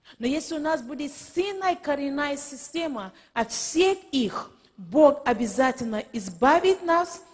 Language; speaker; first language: Russian; non-native, fluent; Yoruba